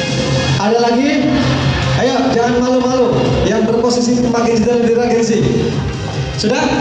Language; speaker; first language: Indonesian; native; Indonesian